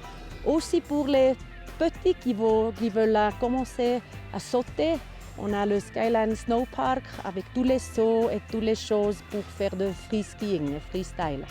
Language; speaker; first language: French; non-native, local second language; German